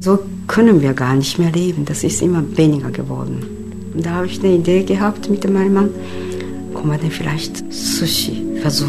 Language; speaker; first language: German; non-native, learner; Japanese